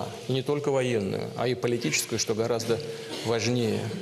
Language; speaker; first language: Russian; native; Russian